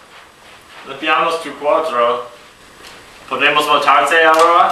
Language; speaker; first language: Spanish; non-native, learner; English